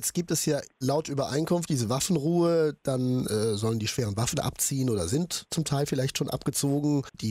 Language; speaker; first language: German; native; German